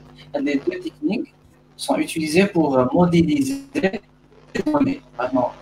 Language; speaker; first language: French; non-native, local second language; Arabic